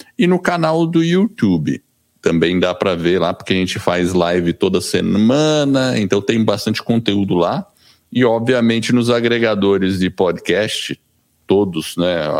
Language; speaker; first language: Portuguese; early bilingual, other home language; English